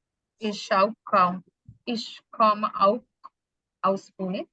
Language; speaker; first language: German; non-native, learner; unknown